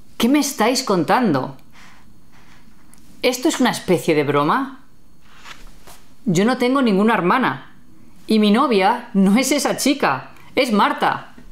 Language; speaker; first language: Spanish; native; Spanish